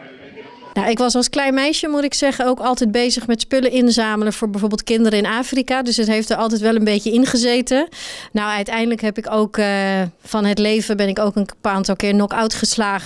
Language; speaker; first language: Dutch; native; Dutch